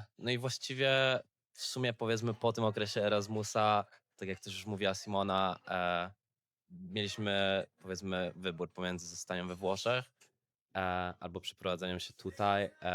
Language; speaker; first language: Polish; native; Polish